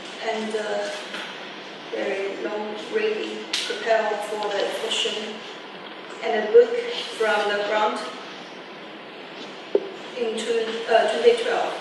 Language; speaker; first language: English; non-native, learner; Chinese